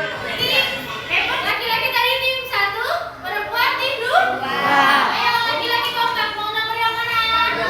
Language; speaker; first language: Indonesian; native; Indonesian